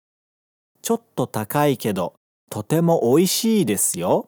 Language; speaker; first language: Japanese; non-native, fluent; Portuguese